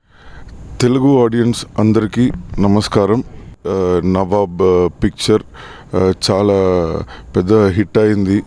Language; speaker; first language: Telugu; non-native, learner; Tamil